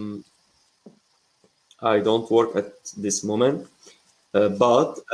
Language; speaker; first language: English; non-native, fluent; Arabic